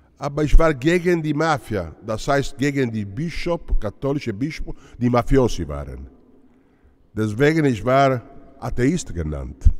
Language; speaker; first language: German; non-native, fluent; Italian